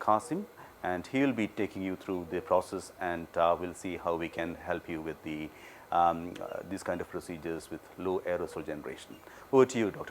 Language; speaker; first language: English; non-native, local second language; Malayalam